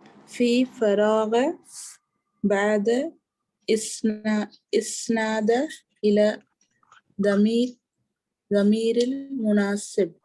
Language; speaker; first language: Arabic; non-native, learner; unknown